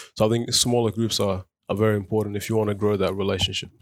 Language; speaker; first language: English; early bilingual, other home language; Arabic